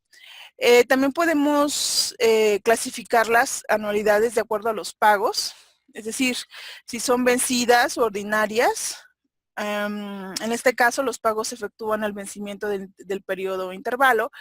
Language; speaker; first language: Spanish; native; Spanish